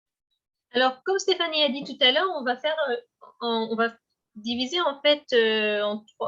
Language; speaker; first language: French; native; French